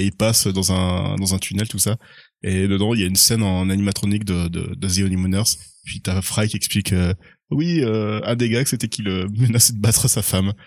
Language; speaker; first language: French; native; French